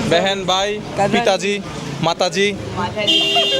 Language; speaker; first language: Hindi; non-native, learner; Bangla